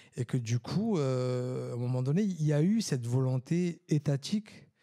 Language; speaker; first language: French; non-native, local second language; Arabic